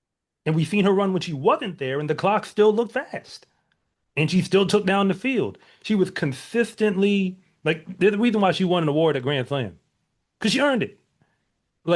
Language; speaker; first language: English; native; English